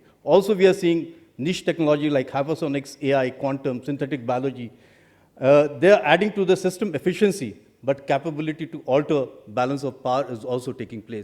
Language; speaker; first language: English; non-native, local second language; Hindi